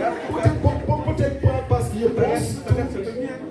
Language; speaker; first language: French; non-native, learner; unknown